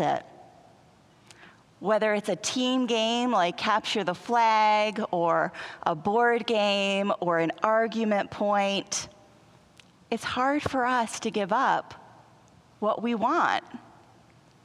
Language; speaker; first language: English; native; English